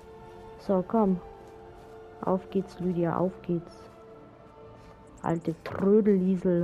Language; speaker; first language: German; native; German